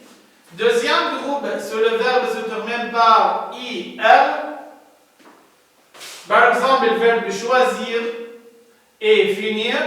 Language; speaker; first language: French; non-native, learner; Arabic